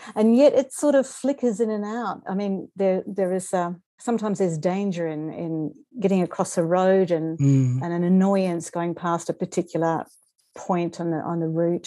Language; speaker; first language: English; native; English